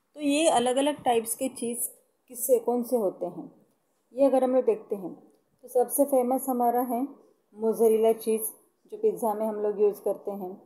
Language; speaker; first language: Hindi; non-native, local second language; Marathi